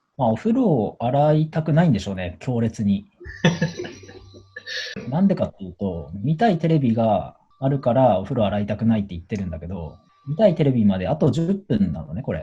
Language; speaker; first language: Japanese; native; Japanese